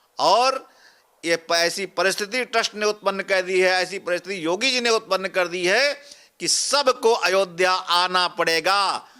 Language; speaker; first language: Hindi; native; Hindi